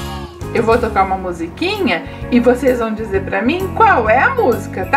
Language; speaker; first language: Portuguese; native; Portuguese